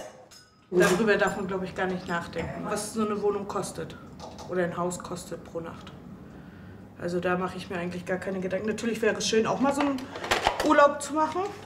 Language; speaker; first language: German; native; German